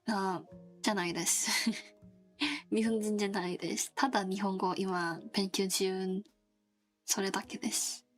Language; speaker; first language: Japanese; non-native, learner; Korean